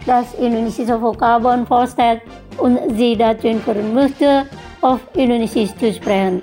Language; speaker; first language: German; non-native, fluent; Indonesian